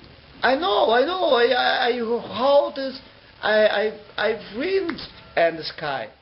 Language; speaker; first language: English; non-native, learner; Portuguese